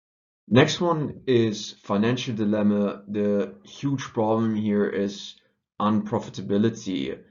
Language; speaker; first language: English; non-native, fluent; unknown